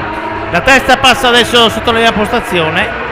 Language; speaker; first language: Italian; native; Italian